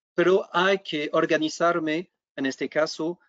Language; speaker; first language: Spanish; non-native, fluent; French